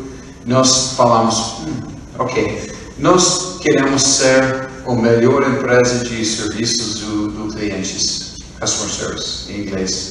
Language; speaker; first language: Portuguese; non-native, fluent; English